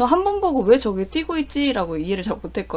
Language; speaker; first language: Korean; native; Korean